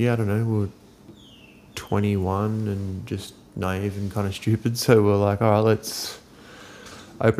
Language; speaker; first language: English; native; English